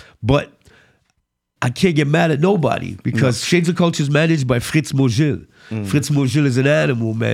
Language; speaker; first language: English; early bilingual, other home language; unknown